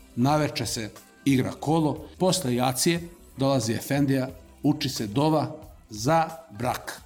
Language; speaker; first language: Serbian; non-native, local second language; Macedonian